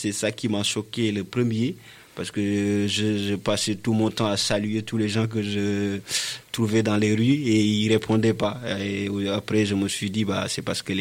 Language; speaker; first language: French; non-native, local second language; Wolof